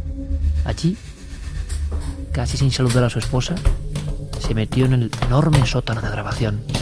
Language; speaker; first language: Spanish; native; Spanish